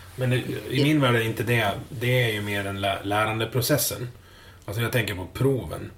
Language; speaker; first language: Swedish; native; Swedish